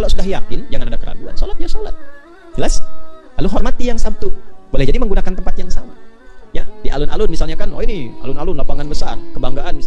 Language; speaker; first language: Indonesian; native; Indonesian